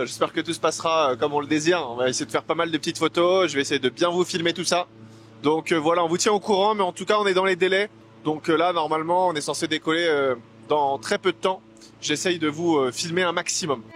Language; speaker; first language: French; native; French